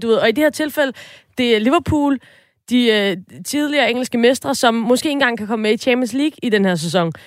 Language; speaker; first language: Danish; native; Danish